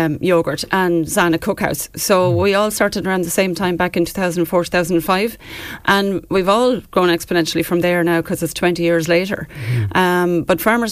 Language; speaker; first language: English; native; English